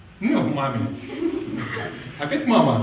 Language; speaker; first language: Russian; non-native, fluent; Lithuanian